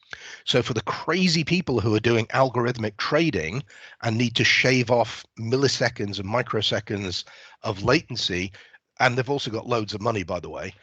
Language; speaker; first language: English; native; English